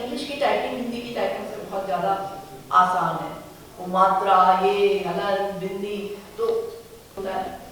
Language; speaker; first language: Hindi; native; Hindi